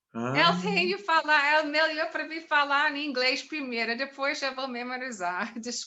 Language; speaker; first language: Portuguese; non-native, learner; English